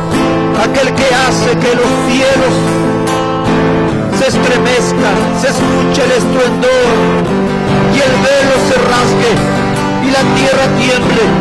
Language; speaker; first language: Spanish; native; Spanish